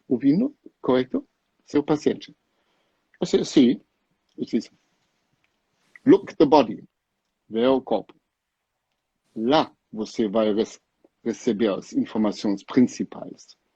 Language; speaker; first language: Portuguese; non-native, fluent; German